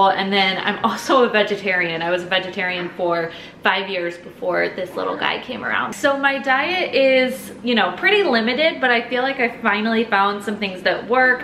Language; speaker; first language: English; native; English